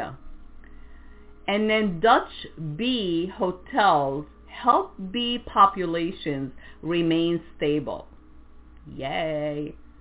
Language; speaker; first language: English; non-native, fluent; French